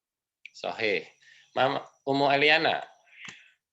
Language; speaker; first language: Indonesian; native; Indonesian